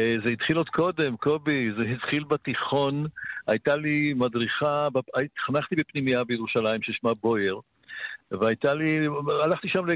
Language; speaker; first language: Hebrew; early bilingual, other home language; Polish